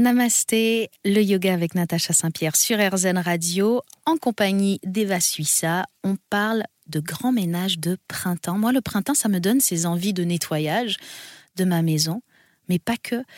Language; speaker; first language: French; native; French